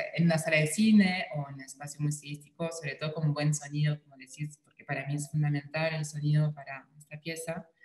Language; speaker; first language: Spanish; non-native, fluent; French